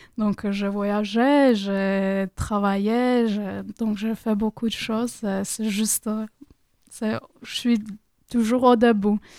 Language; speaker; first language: French; non-native, learner; Croatian